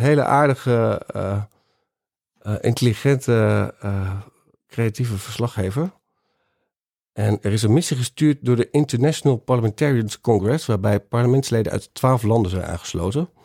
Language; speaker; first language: Dutch; native; Dutch